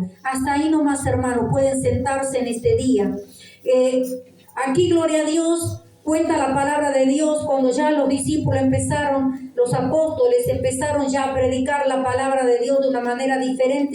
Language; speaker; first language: Spanish; native; Spanish